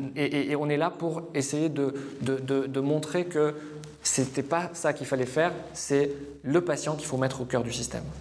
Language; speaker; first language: French; non-native, fluent; Arabic